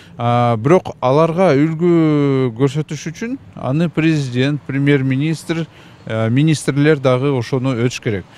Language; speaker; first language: Kyrgyz; native; Kyrgyz